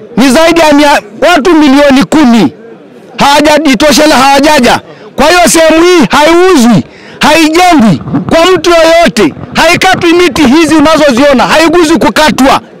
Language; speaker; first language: Swahili; non-native, local second language; Masai